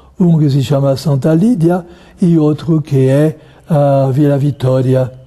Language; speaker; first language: Portuguese; non-native, fluent; French